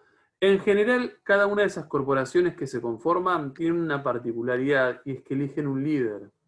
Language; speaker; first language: Spanish; native; Spanish